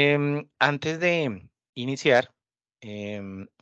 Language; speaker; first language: Spanish; native; Spanish